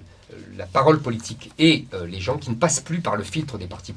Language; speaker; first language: French; native; French